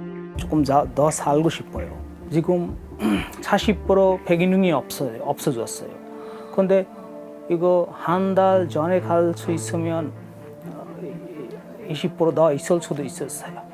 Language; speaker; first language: Korean; non-native, learner; Bangla